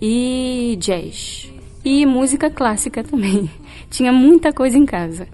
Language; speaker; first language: Portuguese; early bilingual, heritage; Portuguese